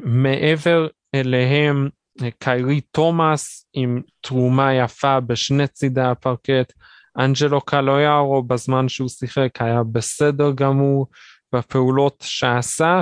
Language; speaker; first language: Hebrew; native; Hebrew